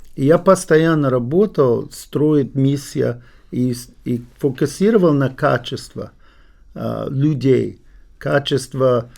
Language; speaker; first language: Russian; non-native, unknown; English